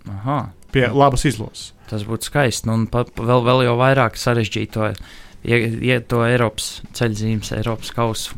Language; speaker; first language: Latvian; native; Latvian